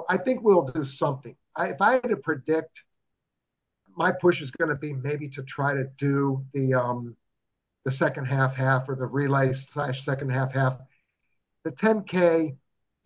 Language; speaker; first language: English; native; English